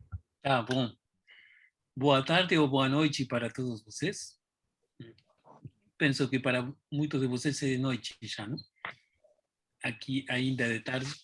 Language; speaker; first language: Portuguese; non-native, fluent; Spanish